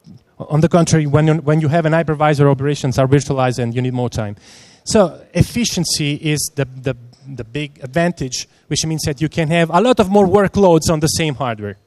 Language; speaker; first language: English; non-native, fluent; Italian